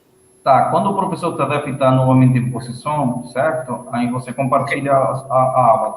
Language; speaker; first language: Portuguese; native; Portuguese